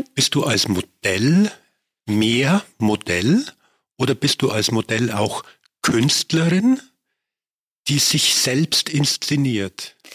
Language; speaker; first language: German; native; German